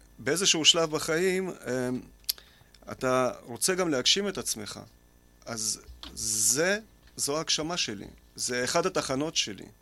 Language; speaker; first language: Hebrew; early bilingual, other home language; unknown